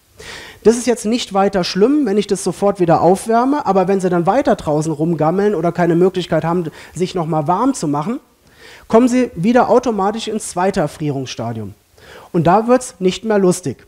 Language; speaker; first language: German; native; German